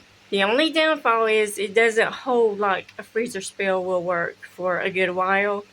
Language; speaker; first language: English; native; English